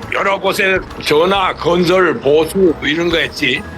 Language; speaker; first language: Korean; native; Korean